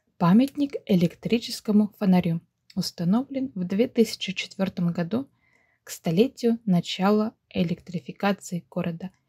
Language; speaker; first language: Russian; native; Russian